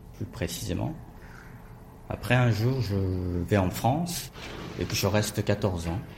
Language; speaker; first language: French; non-native, fluent; Korean